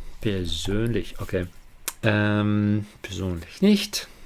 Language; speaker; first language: German; non-native, learner; Ukrainian